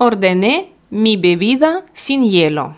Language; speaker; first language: Spanish; non-native, fluent; Russian